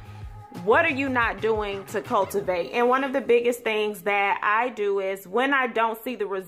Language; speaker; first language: English; native; English